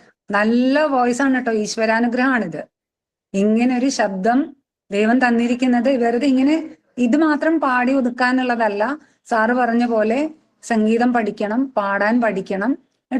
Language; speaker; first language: Malayalam; native; Malayalam